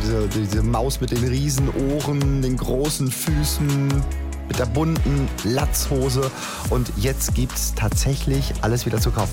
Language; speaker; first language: German; native; German